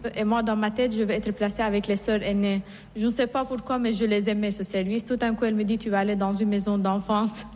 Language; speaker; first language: French; non-native, fluent; Persian